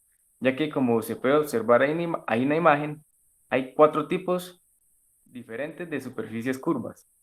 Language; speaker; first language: Spanish; native; Spanish